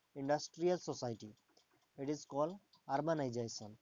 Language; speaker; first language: English; non-native, local second language; Assamese